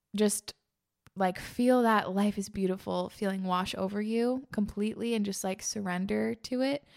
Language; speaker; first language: English; native; English